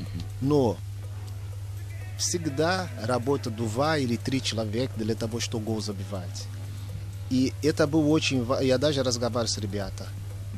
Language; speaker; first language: Russian; non-native, fluent; Portuguese